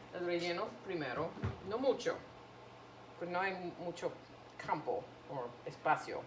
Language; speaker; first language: Spanish; non-native, learner; English